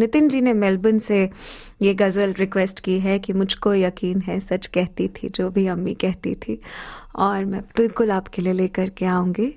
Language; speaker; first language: Hindi; native; Hindi